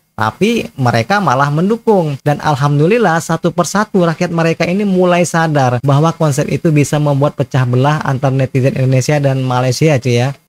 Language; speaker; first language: Indonesian; native; Indonesian